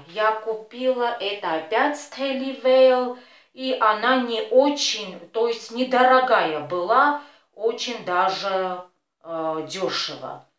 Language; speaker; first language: Russian; non-native, fluent; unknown